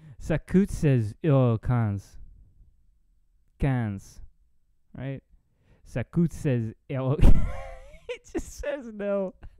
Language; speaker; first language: French; non-native, learner; English